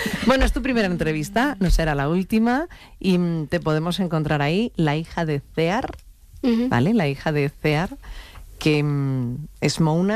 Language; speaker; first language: Spanish; native; Spanish